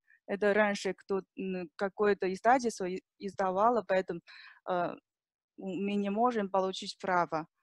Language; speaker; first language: Russian; non-native, learner; Chinese